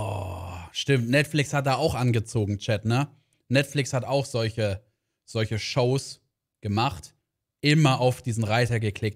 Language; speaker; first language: German; native; German